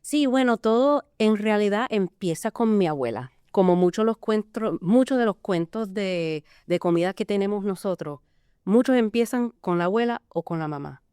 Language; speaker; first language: Spanish; early bilingual, heritage; Spanish